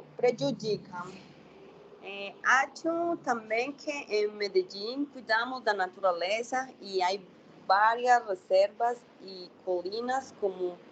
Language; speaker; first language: Portuguese; non-native, learner; Spanish